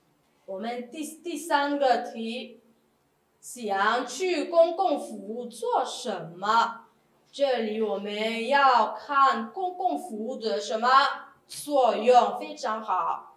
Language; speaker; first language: Chinese; non-native, fluent; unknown